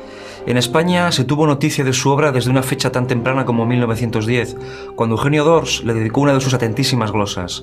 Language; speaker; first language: Spanish; native; Spanish